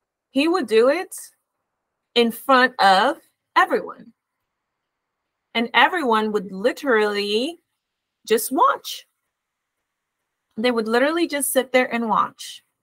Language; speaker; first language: English; native; English